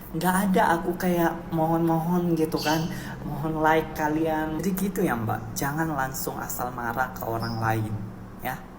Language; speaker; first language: Indonesian; native; Indonesian